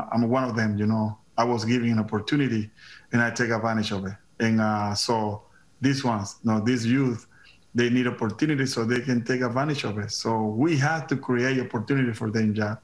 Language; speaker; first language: English; non-native, fluent; Spanish